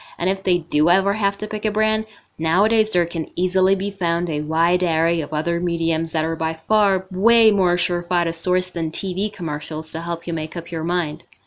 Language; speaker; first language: English; non-native, fluent; Persian